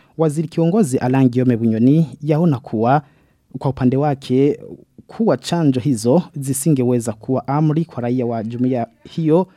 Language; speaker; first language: Swahili; non-native, local second language; Rundi